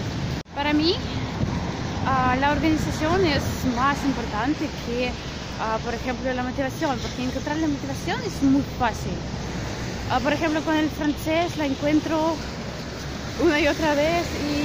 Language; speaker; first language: Spanish; non-native, fluent; Russian